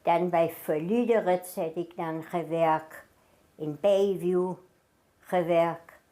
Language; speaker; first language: Afrikaans; non-native, local second language; German